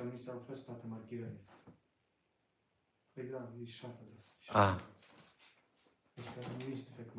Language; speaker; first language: German; non-native, learner; Polish